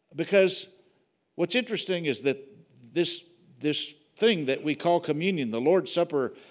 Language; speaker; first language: English; native; English